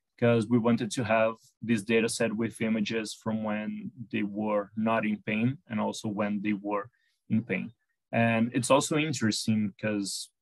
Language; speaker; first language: English; non-native, fluent; Portuguese